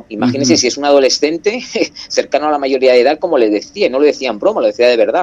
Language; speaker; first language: Spanish; native; Spanish